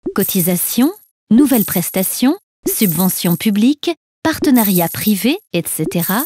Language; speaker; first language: French; native; French